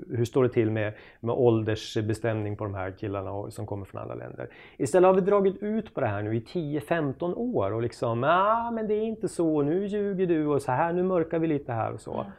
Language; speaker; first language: Swedish; native; Swedish